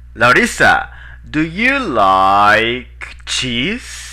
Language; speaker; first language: English; non-native, fluent; Spanish